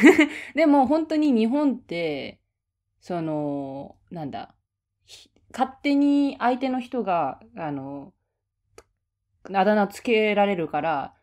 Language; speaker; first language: Japanese; native; Japanese